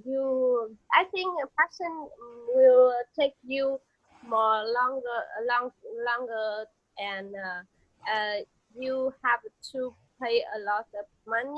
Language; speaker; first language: English; non-native, learner; Vietnamese